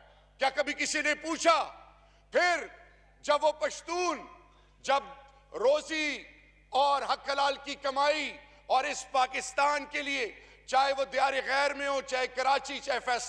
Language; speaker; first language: Urdu; non-native, local second language; Pashto